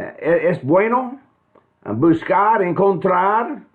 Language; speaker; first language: Spanish; non-native, fluent; English